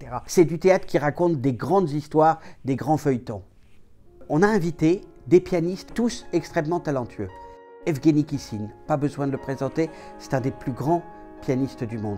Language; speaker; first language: French; native; French